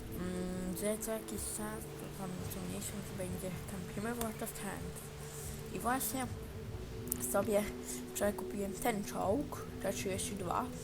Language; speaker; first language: Polish; native; Polish